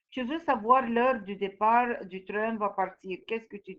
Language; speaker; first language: French; non-native, fluent; Arabic